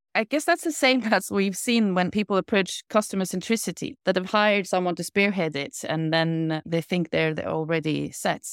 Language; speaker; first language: English; non-native, fluent; Norwegian